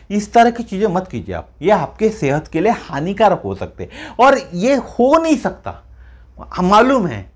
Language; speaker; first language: Hindi; non-native, local second language; Marathi